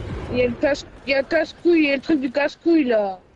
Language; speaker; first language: French; native; French